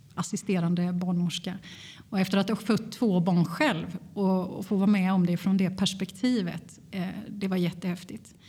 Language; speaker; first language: Swedish; native; Swedish